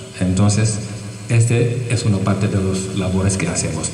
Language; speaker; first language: Spanish; non-native, fluent; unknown